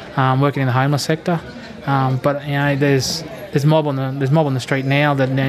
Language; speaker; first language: English; native; English